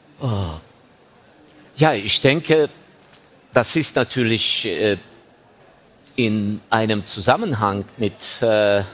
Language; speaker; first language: German; non-native, fluent; Ukrainian